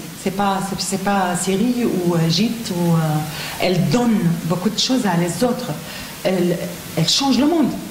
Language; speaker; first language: French; non-native, learner; Arabic